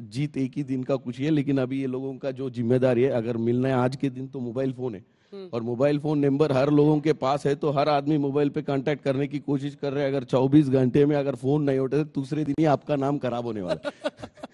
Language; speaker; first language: Hindi; non-native, local second language; Telugu